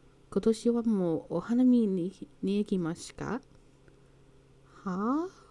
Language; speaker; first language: Japanese; non-native, learner; English